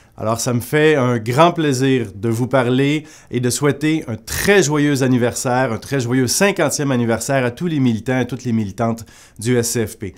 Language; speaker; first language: French; native; French